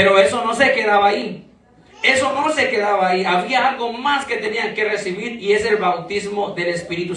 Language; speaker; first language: Spanish; native; Spanish